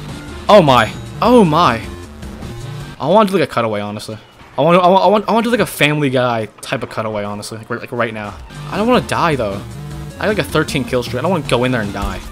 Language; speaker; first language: English; native; English